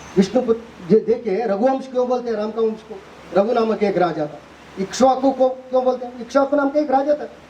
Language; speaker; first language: Hindi; non-native, local second language; Kannada